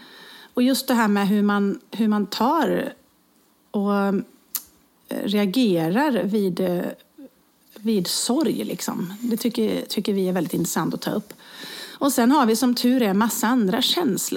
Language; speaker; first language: Swedish; native; Swedish